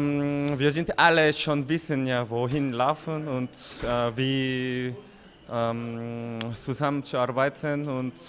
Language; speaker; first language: German; non-native, learner; Korean